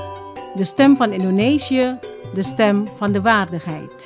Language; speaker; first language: Dutch; non-native, fluent; Indonesian